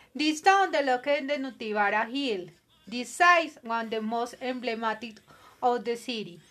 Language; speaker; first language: English; non-native, fluent; Spanish